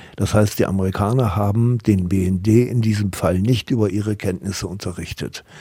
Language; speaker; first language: German; native; German